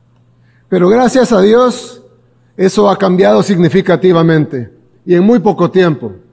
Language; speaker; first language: Spanish; native; Spanish